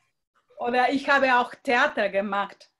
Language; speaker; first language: German; non-native, fluent; Spanish